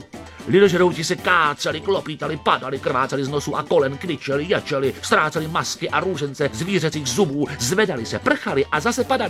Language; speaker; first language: Czech; native; Czech